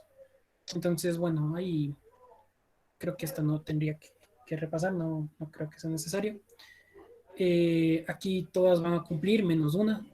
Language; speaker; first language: Spanish; native; Spanish